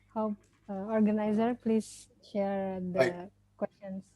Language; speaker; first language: English; non-native, fluent; Indonesian